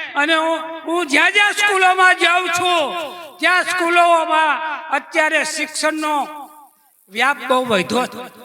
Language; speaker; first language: Gujarati; native; Gujarati